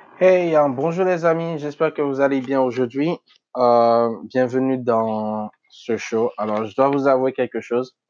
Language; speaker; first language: French; non-native, local second language; Haitian Creole